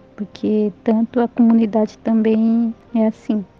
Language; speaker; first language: Portuguese; non-native, local second language; Guarani